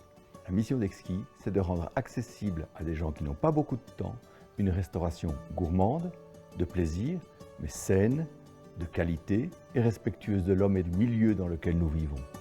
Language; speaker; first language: French; native; French